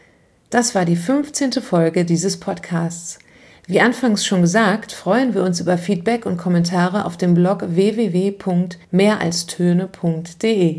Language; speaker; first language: German; native; German